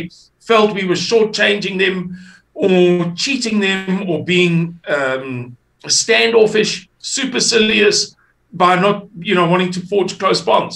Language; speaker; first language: English; native; English